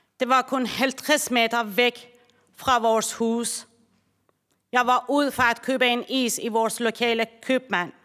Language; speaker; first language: Danish; non-native, fluent; Persian